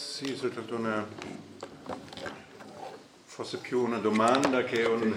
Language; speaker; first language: Italian; non-native, fluent; German